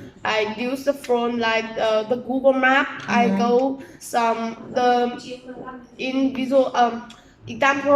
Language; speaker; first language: English; non-native, learner; Vietnamese